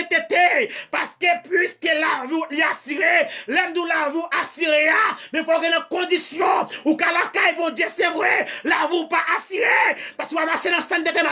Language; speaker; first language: French; non-native, learner; Haitian Creole